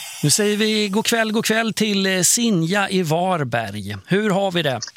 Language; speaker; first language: Swedish; native; Swedish